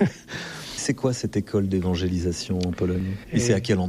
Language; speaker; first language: French; native; French